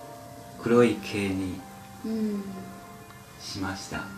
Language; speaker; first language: Japanese; non-native, learner; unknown